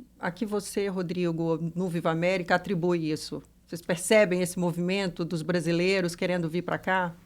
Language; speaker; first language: Portuguese; native; Portuguese